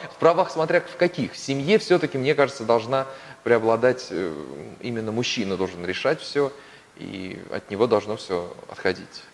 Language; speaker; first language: Russian; native; Russian